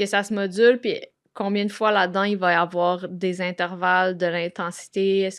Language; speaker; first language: French; native; French